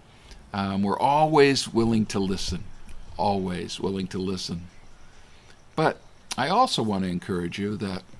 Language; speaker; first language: English; native; English